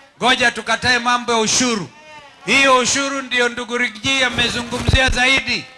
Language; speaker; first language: Swahili; non-native, local second language; Kamba